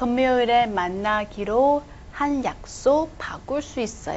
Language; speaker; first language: Korean; non-native, fluent; Chinese